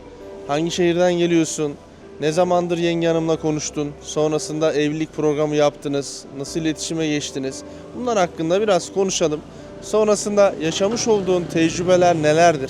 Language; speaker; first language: Turkish; native; Turkish